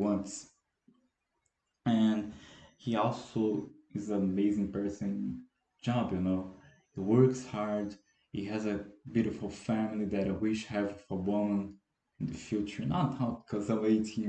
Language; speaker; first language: English; non-native, fluent; Portuguese